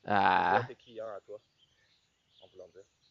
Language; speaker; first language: French; native; French